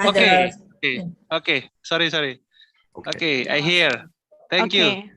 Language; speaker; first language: English; non-native, learner; Indonesian